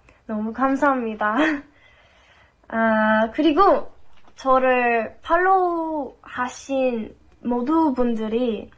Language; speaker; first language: Korean; non-native, fluent; English